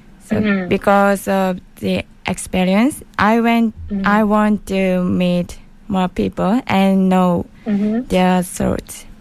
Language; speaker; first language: English; non-native, learner; Japanese